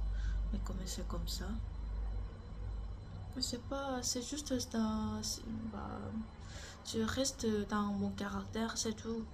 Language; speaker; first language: French; non-native, learner; Korean